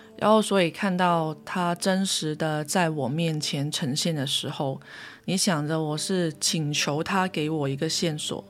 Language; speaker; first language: Chinese; non-native, local second language; Cantonese